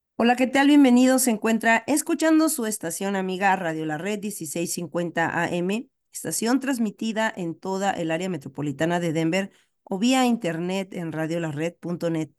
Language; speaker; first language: Spanish; native; Spanish